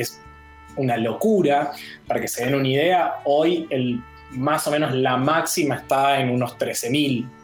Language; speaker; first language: Spanish; native; Spanish